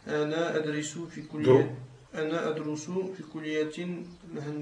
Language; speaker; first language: Arabic; non-native, learner; French